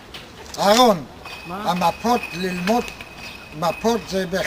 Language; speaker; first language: Hebrew; non-native, fluent; Polish